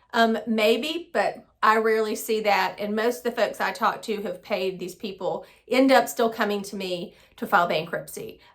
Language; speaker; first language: English; native; English